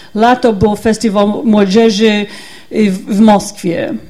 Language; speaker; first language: Polish; non-native, learner; English